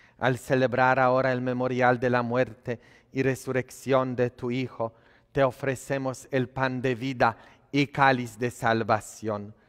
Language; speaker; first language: Spanish; non-native, fluent; Polish